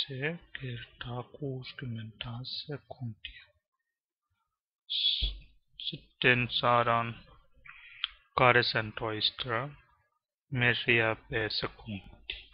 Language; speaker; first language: Finnish; non-native, learner; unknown